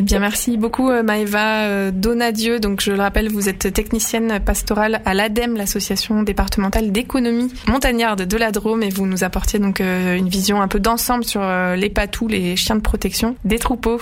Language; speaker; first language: French; native; French